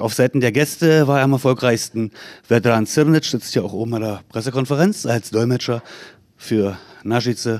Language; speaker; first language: German; native; German